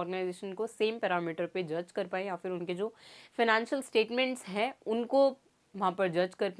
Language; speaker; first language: Hindi; native; Hindi